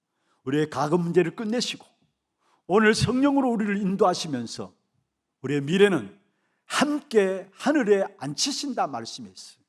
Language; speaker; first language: Korean; native; Korean